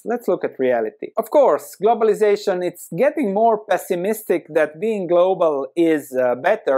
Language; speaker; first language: English; non-native, fluent; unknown